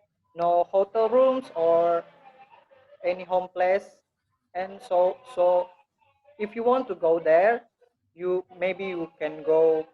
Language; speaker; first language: English; non-native, learner; Indonesian